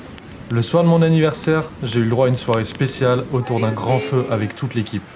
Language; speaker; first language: French; native; French